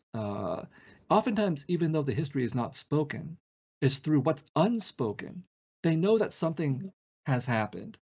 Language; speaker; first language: English; early bilingual, other home language; Vietnamese